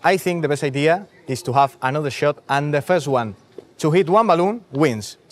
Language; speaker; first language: English; non-native, fluent; Spanish